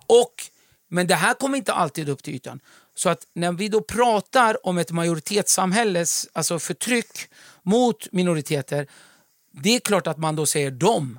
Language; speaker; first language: Swedish; early bilingual, other home language; Kurdish